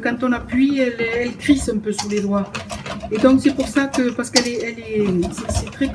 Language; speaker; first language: French; native; French